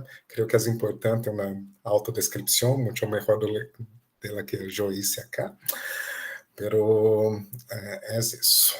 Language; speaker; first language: Spanish; non-native, fluent; Portuguese